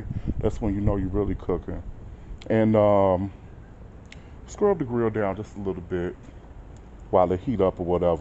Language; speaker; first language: English; native; English